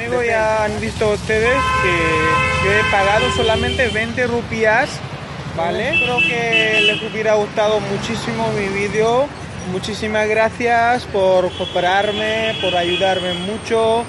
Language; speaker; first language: Spanish; non-native, fluent; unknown